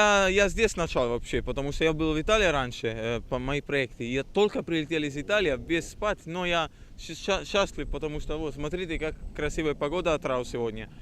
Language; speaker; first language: Russian; non-native, learner; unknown